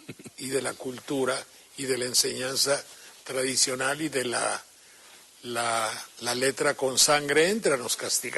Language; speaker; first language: Spanish; native; Spanish